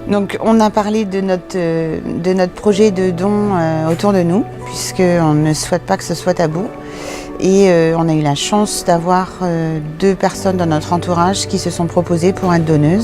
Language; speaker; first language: French; native; French